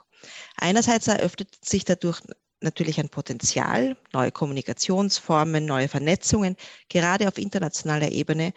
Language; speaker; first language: German; native; German